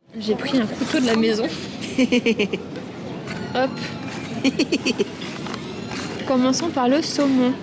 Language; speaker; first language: French; native; French